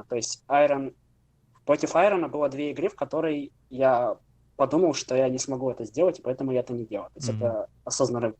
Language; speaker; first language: Russian; native; Russian